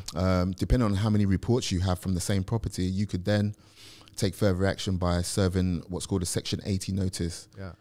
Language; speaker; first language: English; native; English